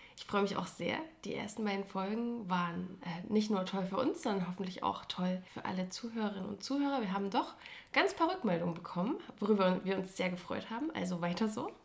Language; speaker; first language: German; native; German